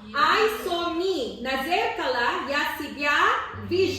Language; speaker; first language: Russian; non-native, learner; Filipino